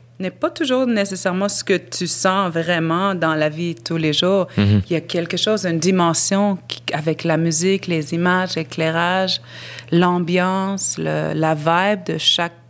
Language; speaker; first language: French; non-native, local second language; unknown